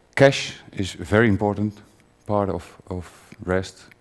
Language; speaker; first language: English; non-native, fluent; Dutch